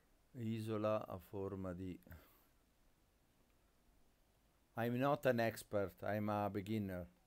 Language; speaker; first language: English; non-native, learner; Italian